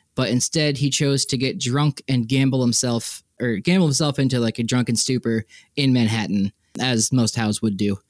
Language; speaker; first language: English; native; English